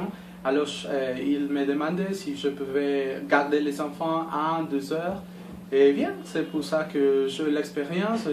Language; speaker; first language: French; non-native, learner; Spanish